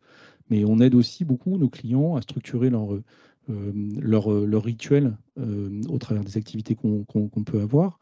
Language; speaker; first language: French; native; French